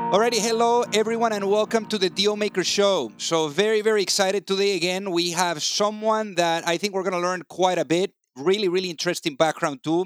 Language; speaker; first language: English; non-native, fluent; Spanish